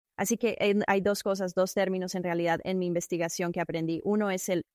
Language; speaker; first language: Spanish; non-native, fluent; Chinese